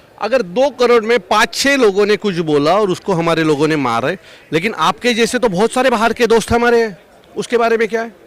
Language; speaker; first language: Hindi; non-native, local second language; Marathi